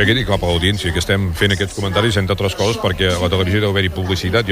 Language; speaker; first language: Catalan; native; Catalan